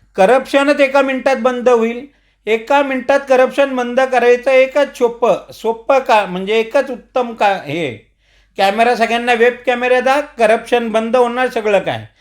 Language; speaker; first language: Marathi; non-native, local second language; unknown